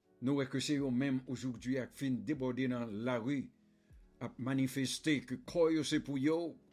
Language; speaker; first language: French; non-native, local second language; Haitian Creole